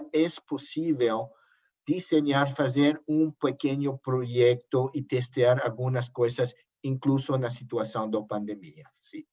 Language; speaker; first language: Portuguese; non-native, learner; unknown